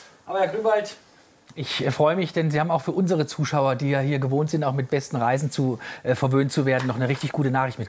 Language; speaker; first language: German; native; German